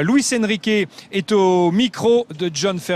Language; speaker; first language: French; native; French